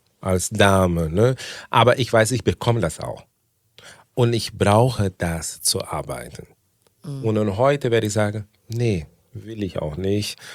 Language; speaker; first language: German; non-native, fluent; Portuguese